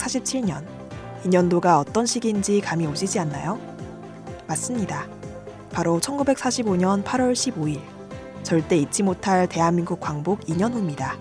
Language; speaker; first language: Korean; native; Korean